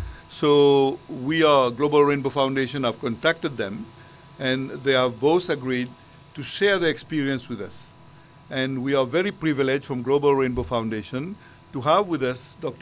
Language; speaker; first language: English; non-native, local second language; Morisyen